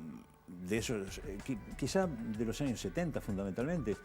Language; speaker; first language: Spanish; native; Spanish